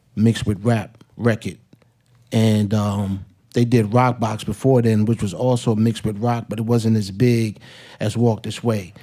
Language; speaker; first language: English; native; English